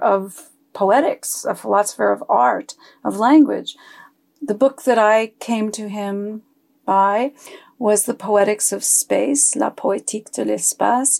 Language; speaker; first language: English; early bilingual, other home language; French